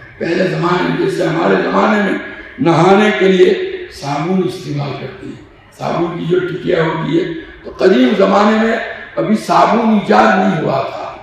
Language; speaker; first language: Urdu; non-native, local second language; Gujarati